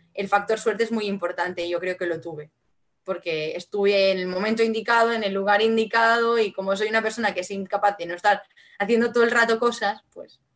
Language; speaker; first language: Spanish; non-native, local second language; Catalan